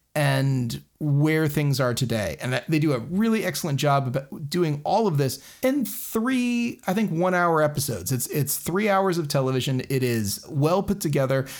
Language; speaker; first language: English; native; English